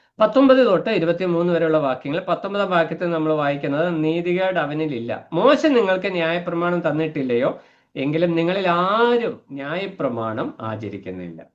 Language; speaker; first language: Malayalam; native; Malayalam